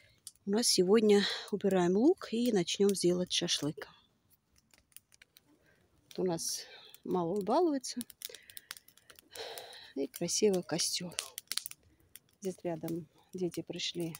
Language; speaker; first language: Russian; non-native, learner; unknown